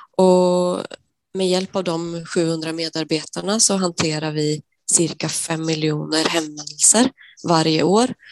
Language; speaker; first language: Swedish; native; Swedish